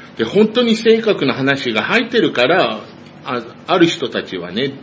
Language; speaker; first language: Japanese; non-native, fluent; English